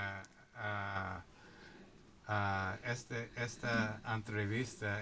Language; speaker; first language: Spanish; non-native, learner; English